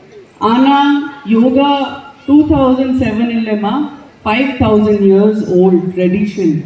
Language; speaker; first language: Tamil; non-native, local second language; Gujarati